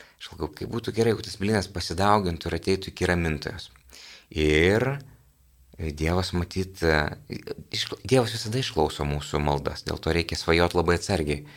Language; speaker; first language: Lithuanian; native; Lithuanian